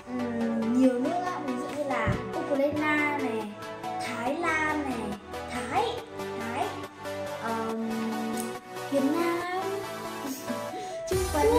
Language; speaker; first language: Vietnamese; early bilingual, heritage; Vietnamese